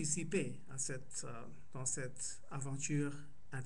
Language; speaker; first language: French; non-native, fluent; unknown